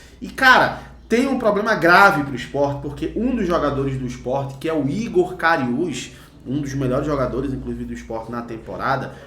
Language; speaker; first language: Portuguese; native; Portuguese